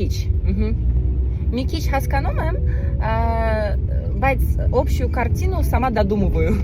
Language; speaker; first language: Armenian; non-native, learner; Russian